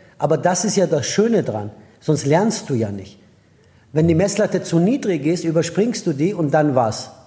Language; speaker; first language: German; non-native, fluent; Persian